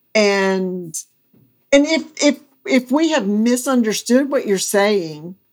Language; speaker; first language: English; native; English